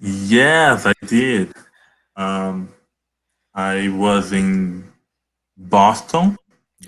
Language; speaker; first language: English; non-native, learner; Portuguese